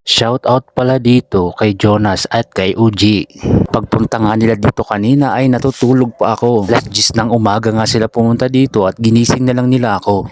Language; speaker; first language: Filipino; non-native, local second language; Bikol